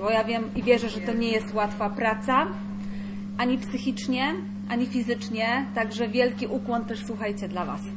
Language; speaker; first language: Polish; native; Polish